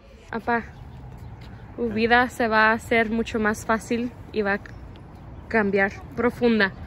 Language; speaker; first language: Spanish; early bilingual, heritage; Spanish